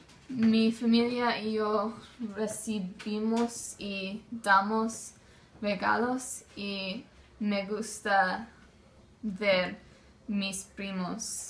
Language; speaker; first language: Spanish; non-native, learner; English